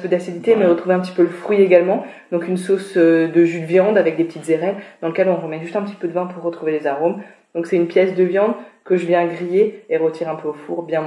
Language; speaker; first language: French; native; French